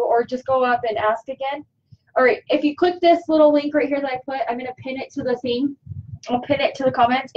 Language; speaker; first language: English; native; English